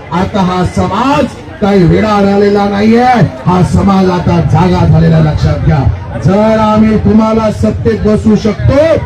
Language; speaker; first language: Marathi; non-native, local second language; Lambadi